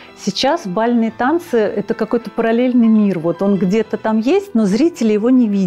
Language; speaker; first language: Russian; native; Russian